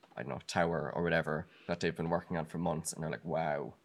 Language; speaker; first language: English; native; English